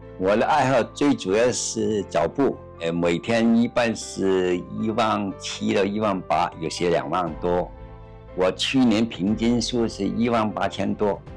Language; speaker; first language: Chinese; non-native, local second language; Cantonese